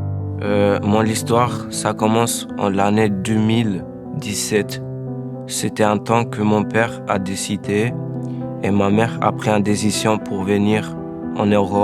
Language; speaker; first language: French; non-native, fluent; Albanian